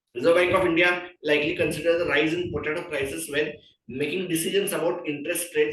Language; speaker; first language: English; non-native, local second language; Marathi